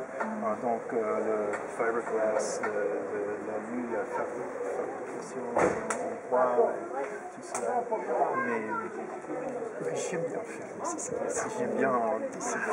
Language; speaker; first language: French; non-native, fluent; English